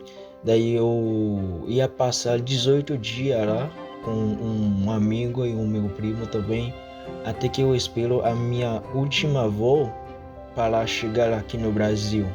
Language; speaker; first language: Portuguese; non-native, fluent; Haitian Creole